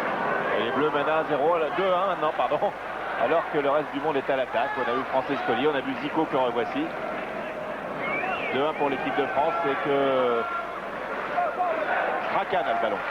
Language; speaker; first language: French; native; French